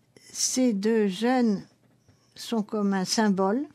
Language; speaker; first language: French; native; French